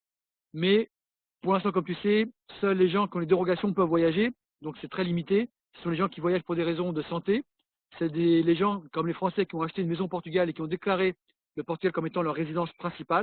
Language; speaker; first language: French; native; French